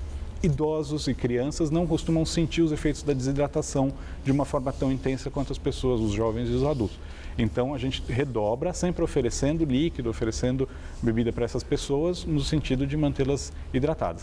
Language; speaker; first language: Portuguese; native; Portuguese